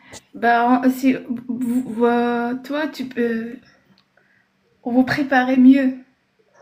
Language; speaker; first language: French; non-native, learner; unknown